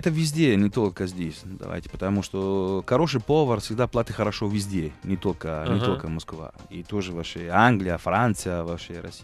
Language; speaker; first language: Russian; non-native, fluent; Italian